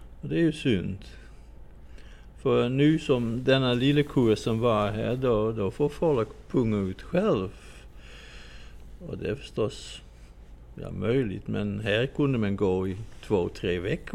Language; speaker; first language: Swedish; non-native, fluent; Dutch